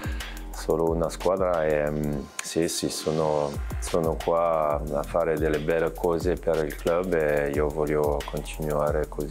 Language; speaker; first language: Italian; non-native, fluent; French